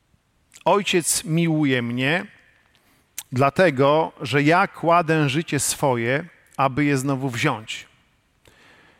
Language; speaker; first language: Polish; native; Polish